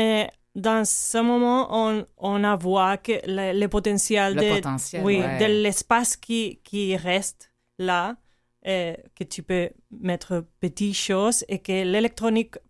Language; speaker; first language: French; non-native, learner; Catalan